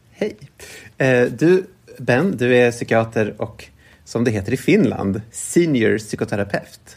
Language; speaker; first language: Swedish; native; Swedish